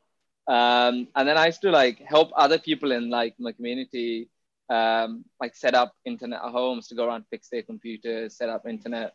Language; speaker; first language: English; non-native, local second language; Tamil